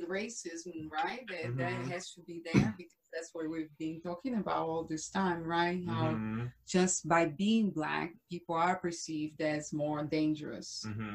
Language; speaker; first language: English; non-native, fluent; Portuguese